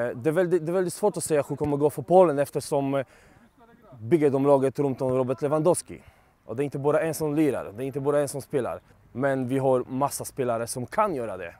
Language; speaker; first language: Swedish; non-native, fluent; Polish